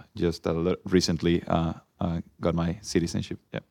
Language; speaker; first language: English; non-native, fluent; Spanish